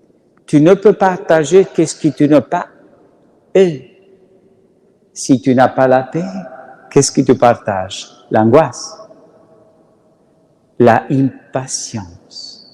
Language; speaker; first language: French; non-native, learner; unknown